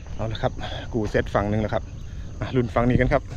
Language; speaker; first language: Thai; native; Thai